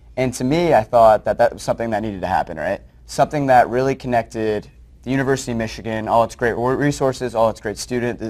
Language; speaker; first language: English; native; English